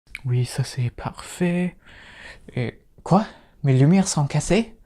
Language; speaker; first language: French; non-native, fluent; English